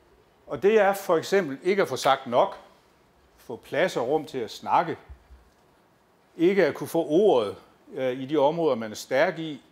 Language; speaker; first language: Danish; native; Danish